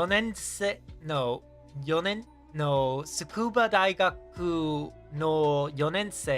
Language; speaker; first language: Japanese; non-native, learner; English